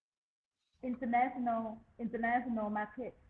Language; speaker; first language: English; non-native, learner; Vietnamese